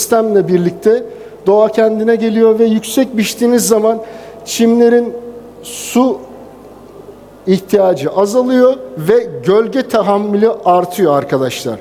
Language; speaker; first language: Turkish; native; Turkish